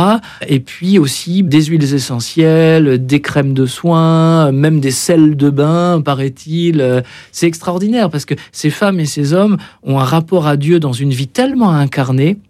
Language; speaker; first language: French; native; French